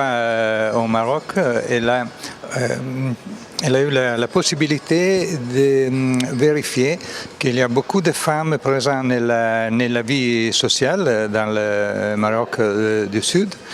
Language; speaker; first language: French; non-native, fluent; Italian